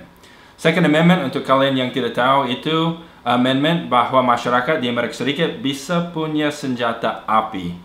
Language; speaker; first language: Indonesian; non-native, fluent; English